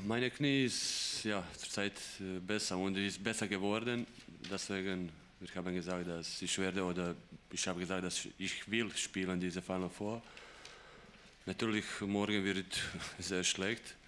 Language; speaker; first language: German; non-native, fluent; Croatian